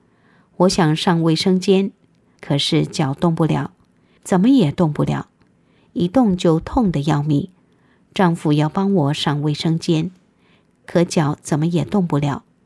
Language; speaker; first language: Chinese; native; Chinese